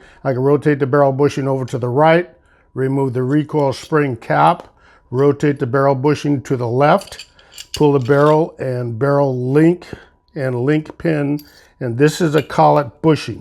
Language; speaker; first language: English; native; English